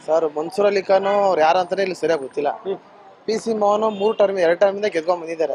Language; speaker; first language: Kannada; native; Kannada